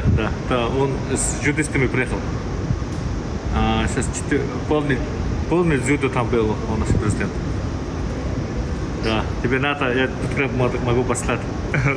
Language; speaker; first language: Russian; non-native, learner; Mongolian